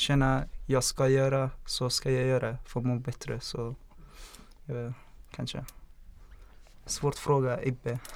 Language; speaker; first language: Swedish; non-native, fluent; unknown